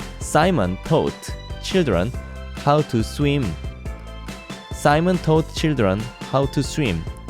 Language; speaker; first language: English; non-native, fluent; Korean